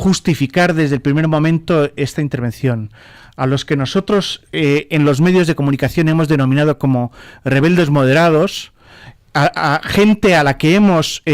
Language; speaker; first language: Spanish; native; Spanish